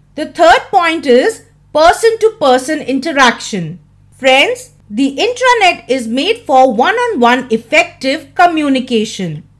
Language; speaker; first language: English; non-native, local second language; Hindi